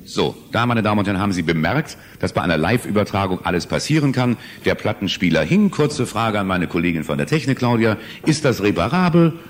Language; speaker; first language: German; native; German